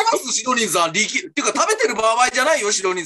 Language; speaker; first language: Japanese; native; Japanese